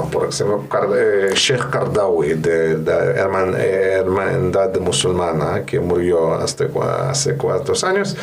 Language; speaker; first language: Spanish; non-native, fluent; Russian